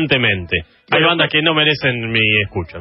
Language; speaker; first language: Spanish; native; Spanish